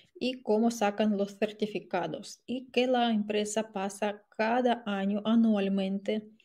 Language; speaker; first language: Spanish; non-native, fluent; Russian